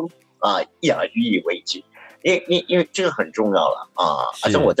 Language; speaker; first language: Chinese; native; Chinese